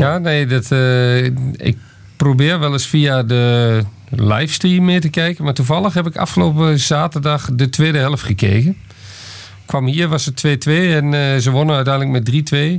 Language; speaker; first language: Dutch; native; Dutch